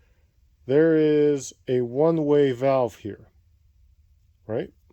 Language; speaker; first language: English; native; English